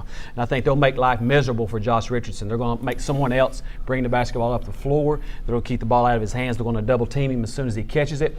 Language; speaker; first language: English; native; English